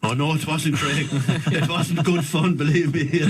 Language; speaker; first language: English; native; English